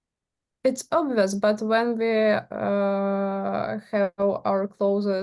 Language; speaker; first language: English; non-native, learner; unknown